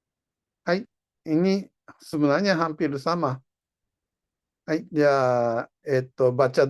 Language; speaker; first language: Indonesian; non-native, fluent; Japanese